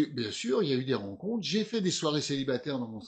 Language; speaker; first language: French; native; French